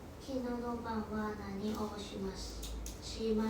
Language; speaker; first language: Japanese; non-native, learner; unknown